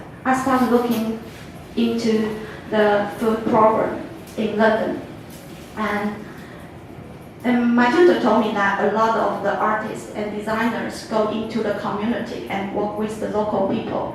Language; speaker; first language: English; non-native, fluent; Chinese